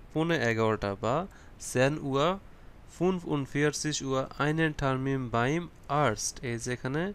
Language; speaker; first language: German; non-native, fluent; Bangla